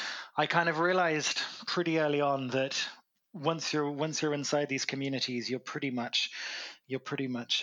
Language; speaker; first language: English; native; English